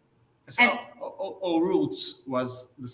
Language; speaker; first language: English; non-native, learner; Hungarian